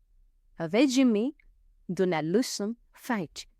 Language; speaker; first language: French; non-native, fluent; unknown